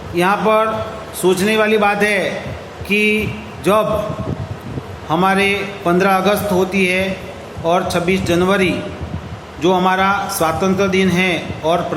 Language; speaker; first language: Hindi; non-native, local second language; Gujarati